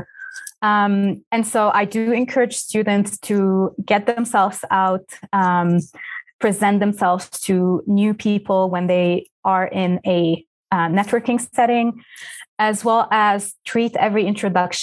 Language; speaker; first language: English; non-native, fluent; Arabic